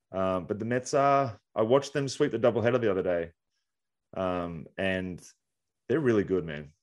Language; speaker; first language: English; native; English